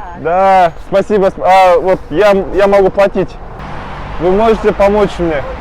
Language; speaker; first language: Russian; non-native, learner; Kazakh